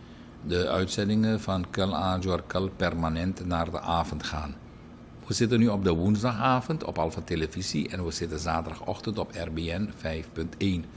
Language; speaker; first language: Dutch; native; Dutch